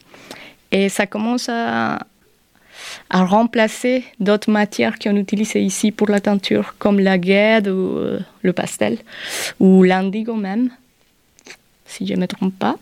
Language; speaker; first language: French; non-native, fluent; Spanish